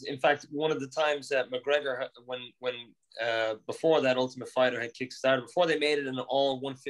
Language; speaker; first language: English; native; English